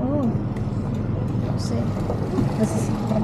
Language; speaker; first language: Spanish; non-native, learner; Russian